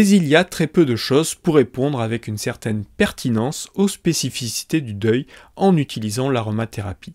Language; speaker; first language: French; native; French